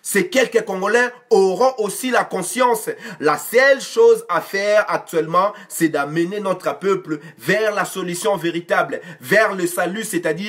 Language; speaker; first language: French; non-native, local second language; Lingala